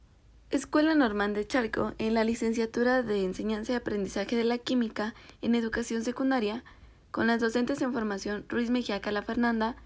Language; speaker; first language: Spanish; native; Spanish